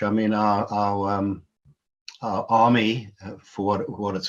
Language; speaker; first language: English; native; English